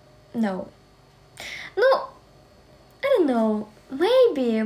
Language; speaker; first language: English; non-native, learner; Russian